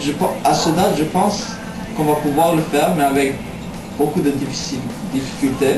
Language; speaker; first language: French; non-native, local second language; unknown